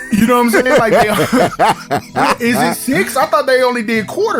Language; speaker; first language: English; native; English